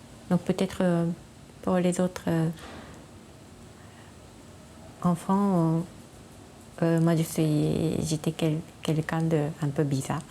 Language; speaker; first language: French; non-native, fluent; Japanese